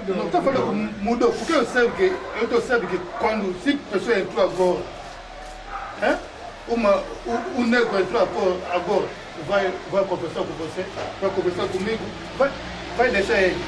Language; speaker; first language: Portuguese; non-native, learner; Lingala